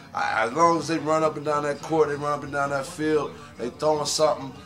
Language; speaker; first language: English; native; English